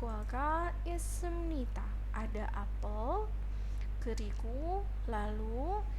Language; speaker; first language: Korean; non-native, fluent; Indonesian